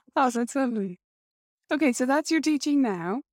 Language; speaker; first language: English; native; English